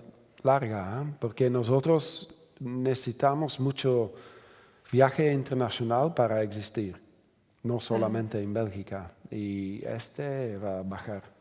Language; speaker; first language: Spanish; non-native, fluent; Dutch